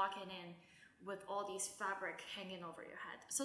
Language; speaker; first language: English; non-native, local second language; Wu Chinese